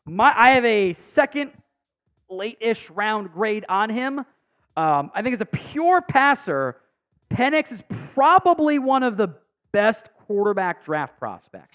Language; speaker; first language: English; native; English